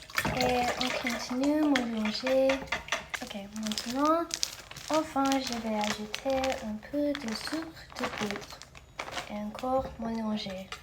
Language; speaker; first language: French; non-native, fluent; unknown